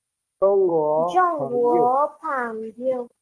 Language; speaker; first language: Chinese; non-native, learner; Urdu